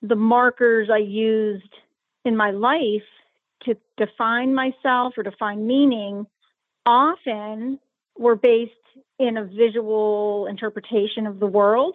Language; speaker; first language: English; native; English